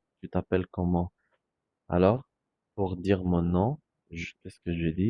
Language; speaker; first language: French; non-native, fluent; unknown